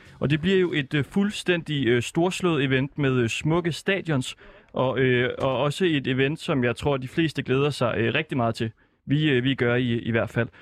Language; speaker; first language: Danish; native; Danish